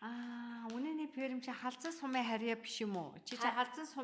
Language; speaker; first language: Mongolian; native; Mongolian